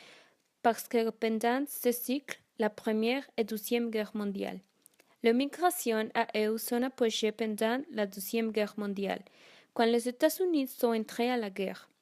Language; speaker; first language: French; non-native, learner; Spanish